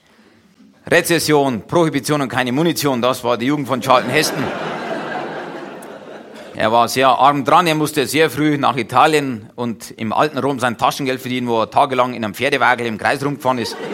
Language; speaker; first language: German; native; German